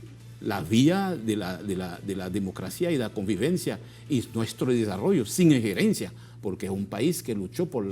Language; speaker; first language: Spanish; non-native, fluent; Haitian Creole